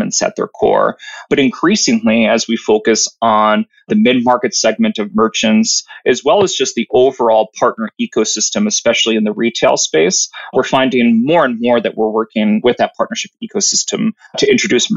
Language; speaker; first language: English; native; English